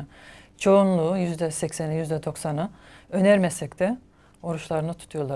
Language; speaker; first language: Turkish; native; Turkish